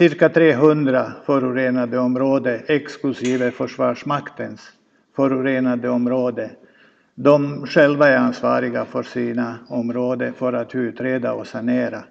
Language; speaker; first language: Swedish; non-native, fluent; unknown